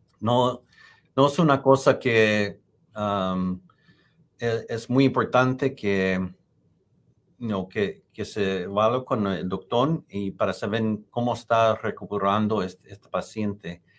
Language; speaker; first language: Spanish; non-native, fluent; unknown